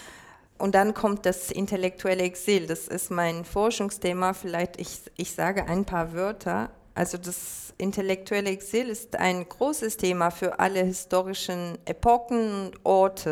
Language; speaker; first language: German; non-native, fluent; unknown